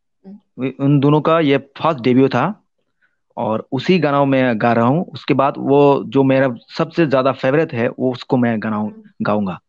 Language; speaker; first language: Hindi; non-native, local second language; Kok Borok